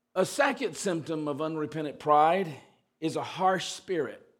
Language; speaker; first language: English; native; English